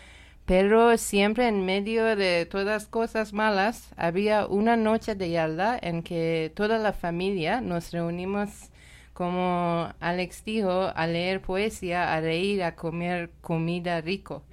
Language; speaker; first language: Spanish; non-native, learner; Persian